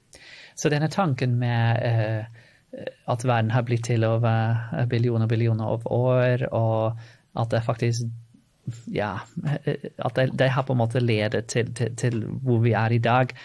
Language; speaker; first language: Norwegian; non-native, fluent; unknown